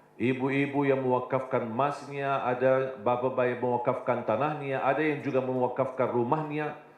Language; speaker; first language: Indonesian; non-native, fluent; Arabic